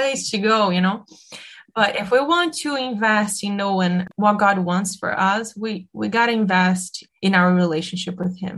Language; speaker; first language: English; non-native, fluent; Portuguese